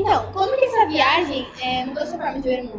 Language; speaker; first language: Portuguese; native; Portuguese